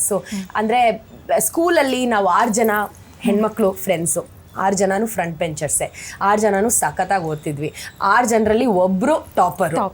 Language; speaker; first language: Kannada; non-native, local second language; Tamil